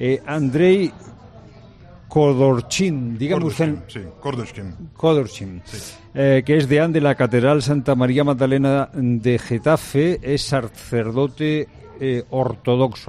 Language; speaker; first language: Spanish; native; Spanish